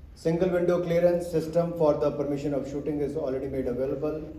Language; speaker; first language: English; non-native, local second language; Hindi